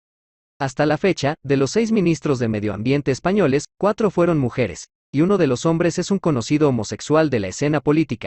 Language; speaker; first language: Spanish; native; Spanish